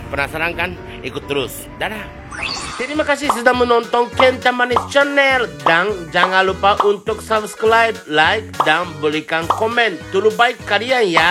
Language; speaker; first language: Indonesian; non-native, learner; Japanese